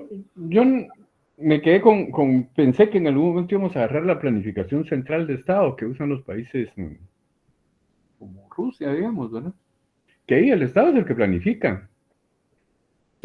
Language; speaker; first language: Spanish; native; Spanish